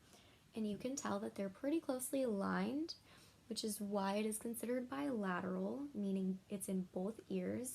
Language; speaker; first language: English; native; English